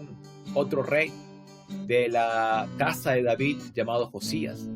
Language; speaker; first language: Spanish; native; Spanish